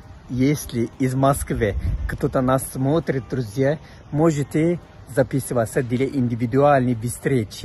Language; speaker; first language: Russian; non-native, fluent; Turkish